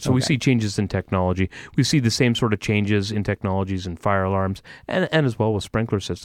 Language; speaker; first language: English; native; English